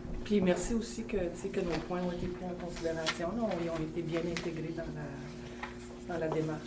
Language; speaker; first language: French; native; French